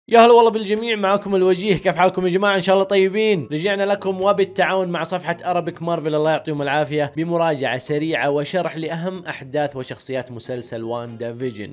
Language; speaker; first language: Arabic; native; Arabic